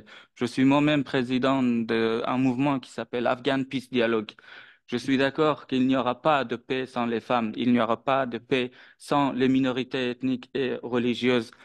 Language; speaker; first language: French; non-native, fluent; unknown